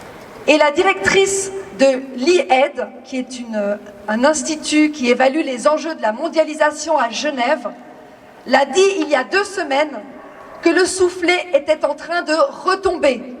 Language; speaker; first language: French; native; French